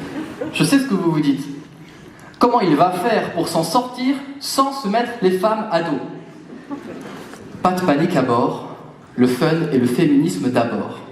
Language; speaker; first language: French; native; French